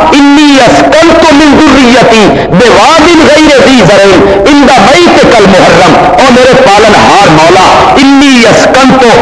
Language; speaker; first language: Urdu; non-native, local second language; Punjabi